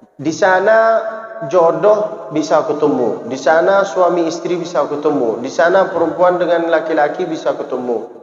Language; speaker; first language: Malay; early bilingual, heritage; Malay